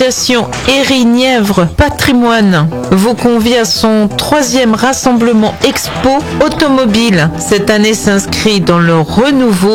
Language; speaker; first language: French; native; French